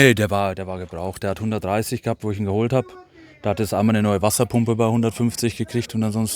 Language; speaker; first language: German; native; German